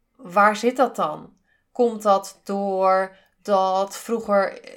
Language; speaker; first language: Dutch; native; Dutch